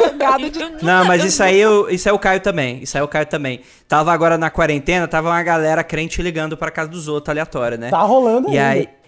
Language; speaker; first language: Portuguese; native; Portuguese